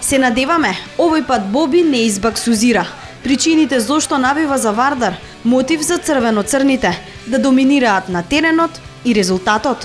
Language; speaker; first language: Macedonian; native; Macedonian